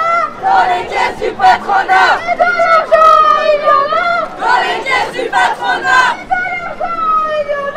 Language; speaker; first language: French; native; French